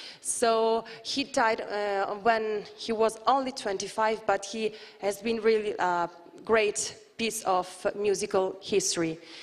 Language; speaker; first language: English; non-native, fluent; Italian